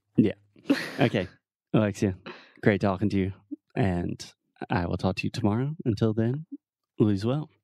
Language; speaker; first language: English; native; English